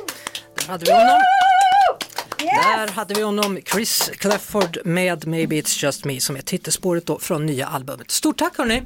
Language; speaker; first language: Swedish; native; Swedish